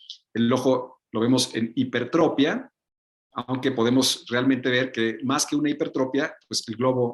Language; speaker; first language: Spanish; native; Spanish